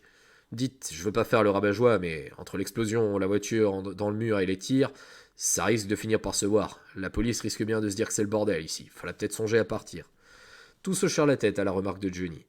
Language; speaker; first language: French; native; French